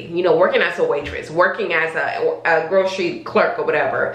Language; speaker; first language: English; native; English